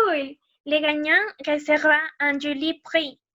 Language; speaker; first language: French; non-native, learner; Spanish